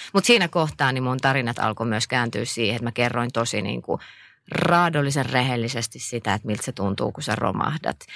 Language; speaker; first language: Finnish; native; Finnish